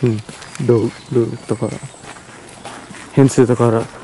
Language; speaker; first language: Japanese; non-native, learner; Indonesian